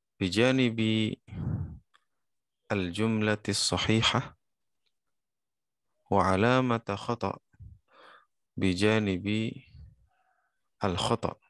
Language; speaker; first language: Arabic; non-native, fluent; Indonesian